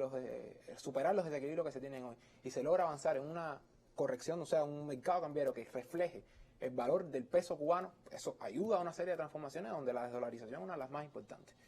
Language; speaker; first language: Spanish; native; Spanish